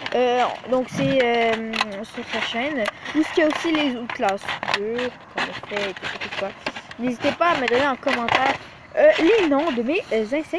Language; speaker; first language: French; native; French